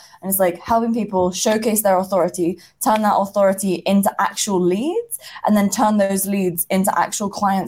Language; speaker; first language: English; native; English